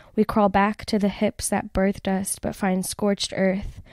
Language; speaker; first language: English; native; English